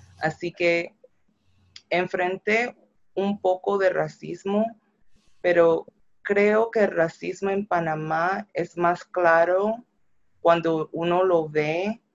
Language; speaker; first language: Spanish; early bilingual, other home language; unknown